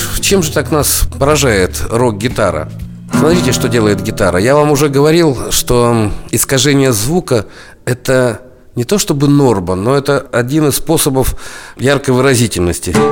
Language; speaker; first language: Russian; native; Russian